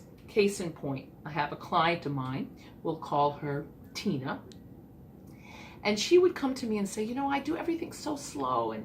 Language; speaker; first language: English; native; English